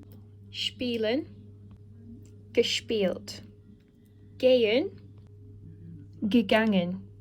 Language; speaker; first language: German; non-native, fluent; English